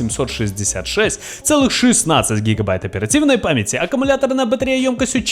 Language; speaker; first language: Russian; native; Russian